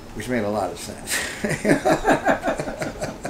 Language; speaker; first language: English; early bilingual, other home language; Spanish